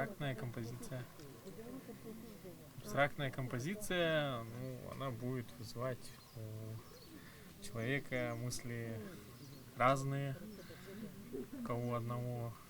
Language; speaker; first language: Russian; native; Russian